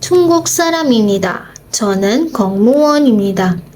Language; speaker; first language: Korean; non-native, learner; Indonesian